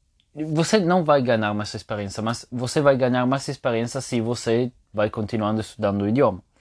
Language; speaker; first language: Portuguese; non-native, fluent; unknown